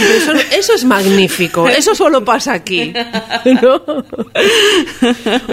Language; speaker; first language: Spanish; native; Spanish